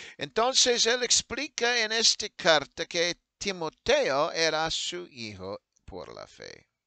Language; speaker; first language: Spanish; non-native, fluent; English